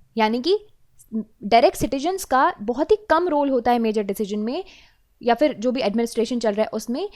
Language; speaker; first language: Hindi; native; Hindi